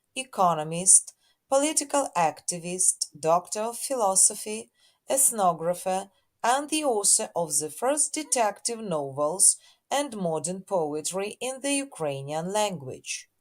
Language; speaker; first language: English; non-native, fluent; Ukrainian